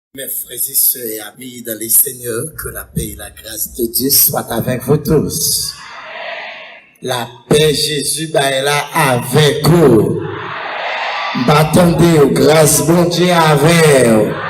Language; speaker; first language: French; non-native, local second language; Haitian Creole